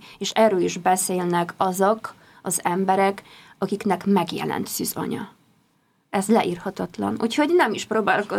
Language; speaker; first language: Hungarian; non-native, fluent; Polish